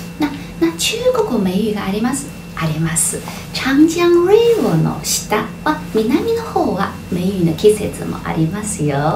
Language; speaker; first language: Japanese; non-native, fluent; Chinese